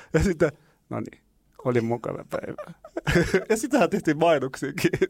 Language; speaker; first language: Finnish; non-native, fluent; Arabic